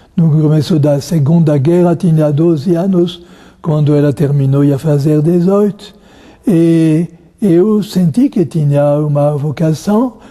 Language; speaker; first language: Portuguese; non-native, fluent; French